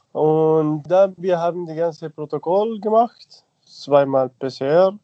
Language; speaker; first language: German; non-native, fluent; Spanish